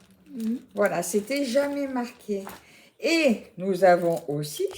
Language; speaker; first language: French; native; French